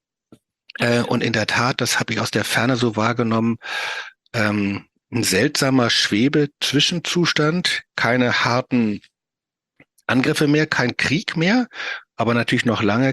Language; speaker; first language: German; native; German